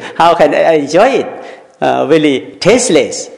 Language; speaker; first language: English; non-native, learner; Thai